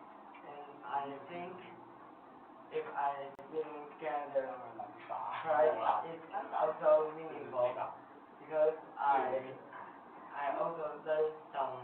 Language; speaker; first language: English; non-native, learner; Chinese